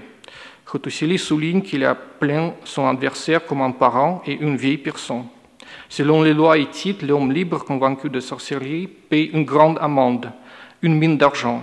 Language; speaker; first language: French; non-native, fluent; Russian